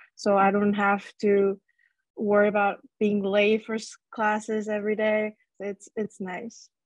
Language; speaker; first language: English; non-native, fluent; Korean